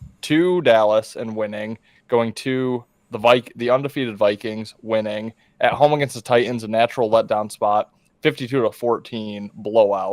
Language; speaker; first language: English; native; English